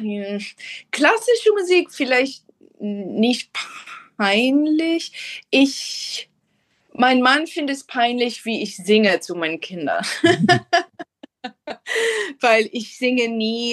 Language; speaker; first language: German; non-native, fluent; English